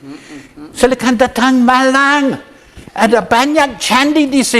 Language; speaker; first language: Indonesian; non-native, learner; English